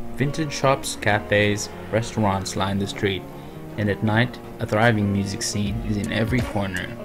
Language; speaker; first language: English; non-native, local second language; Filipino